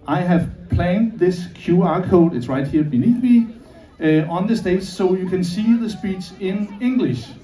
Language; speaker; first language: English; non-native, fluent; Danish